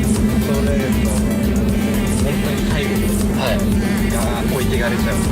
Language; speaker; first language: Japanese; native; Japanese